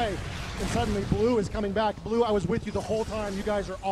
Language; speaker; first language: English; native; English